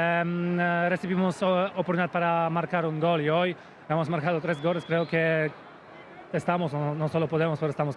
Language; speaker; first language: Spanish; non-native, fluent; Polish